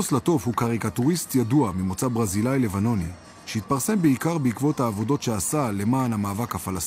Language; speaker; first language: Hebrew; native; Hebrew